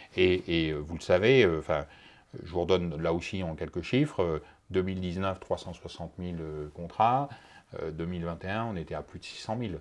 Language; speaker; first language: French; native; French